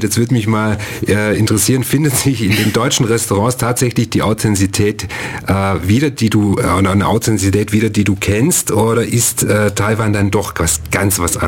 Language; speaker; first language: German; native; German